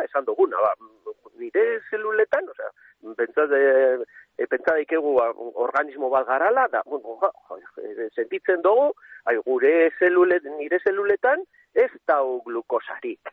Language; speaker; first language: Basque; native; Basque